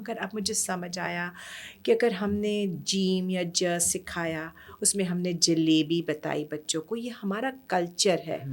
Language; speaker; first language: Urdu; non-native, local second language; Persian